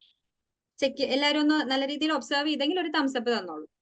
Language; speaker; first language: Malayalam; native; Malayalam